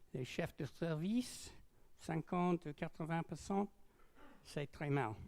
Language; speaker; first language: French; non-native, learner; English